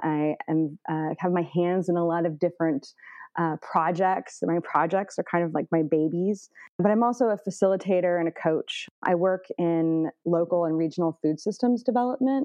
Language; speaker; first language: English; native; English